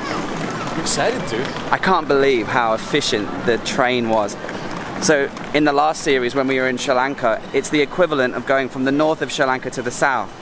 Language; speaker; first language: English; native; English